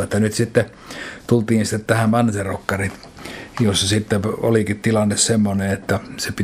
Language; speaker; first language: Finnish; native; Finnish